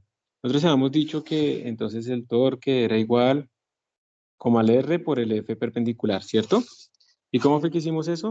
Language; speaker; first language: Spanish; native; Spanish